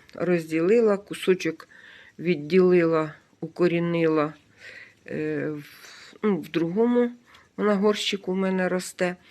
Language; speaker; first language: Ukrainian; native; Ukrainian